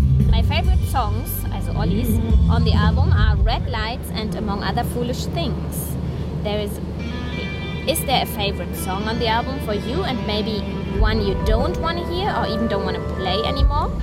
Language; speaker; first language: English; non-native, fluent; German